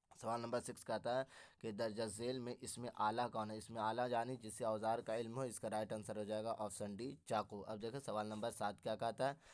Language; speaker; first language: Urdu; native; Urdu